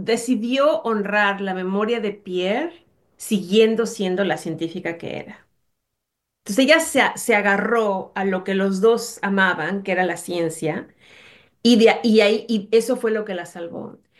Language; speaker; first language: Spanish; native; Spanish